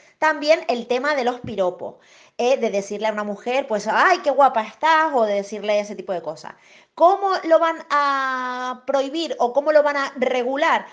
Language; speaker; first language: Spanish; native; Spanish